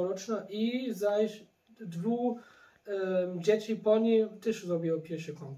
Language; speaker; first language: Polish; early bilingual, heritage; German